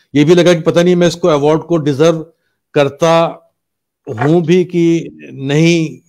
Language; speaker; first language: Hindi; native; Hindi